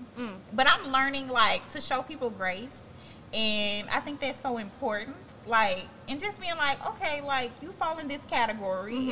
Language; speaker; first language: English; native; English